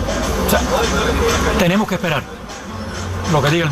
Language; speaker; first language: Spanish; native; Spanish